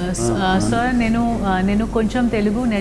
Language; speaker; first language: Telugu; non-native, learner; Hindi